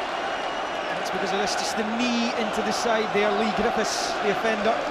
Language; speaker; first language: English; native; English